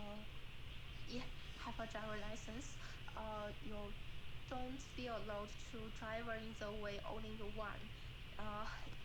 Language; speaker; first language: English; non-native, learner; Chinese